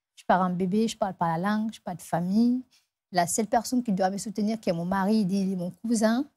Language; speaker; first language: French; non-native, local second language; Fula